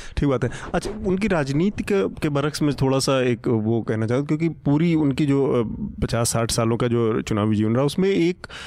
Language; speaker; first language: Hindi; native; Hindi